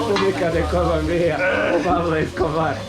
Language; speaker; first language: Spanish; non-native, learner; Croatian